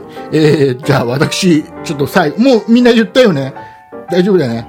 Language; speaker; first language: Japanese; native; Japanese